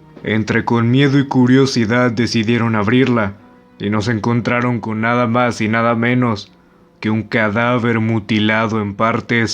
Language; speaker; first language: Spanish; native; Spanish